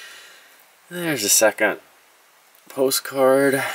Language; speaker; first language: English; native; English